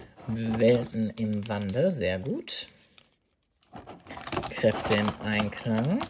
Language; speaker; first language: German; native; German